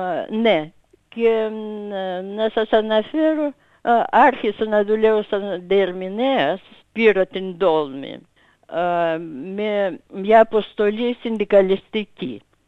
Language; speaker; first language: Greek; non-native, fluent; Russian